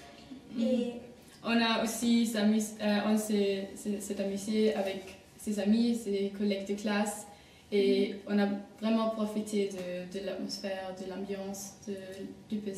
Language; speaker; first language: French; non-native, learner; German